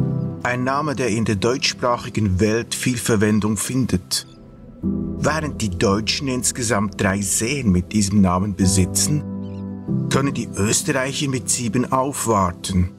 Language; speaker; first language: German; native; German